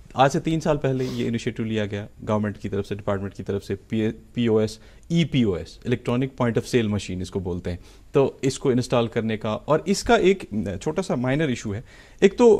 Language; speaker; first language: Hindi; non-native, local second language; Kashmiri